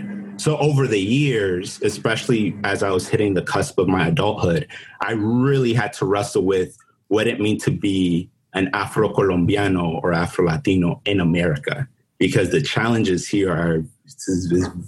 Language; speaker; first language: English; non-native, fluent; Spanish